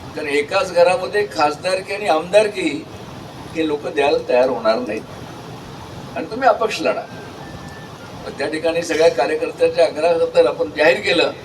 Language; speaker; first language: Marathi; native; Marathi